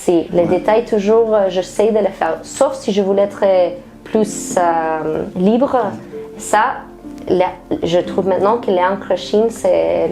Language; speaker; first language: French; non-native, fluent; Spanish